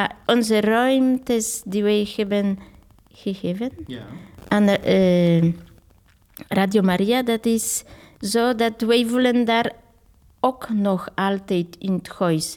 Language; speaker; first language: Dutch; non-native, fluent; Polish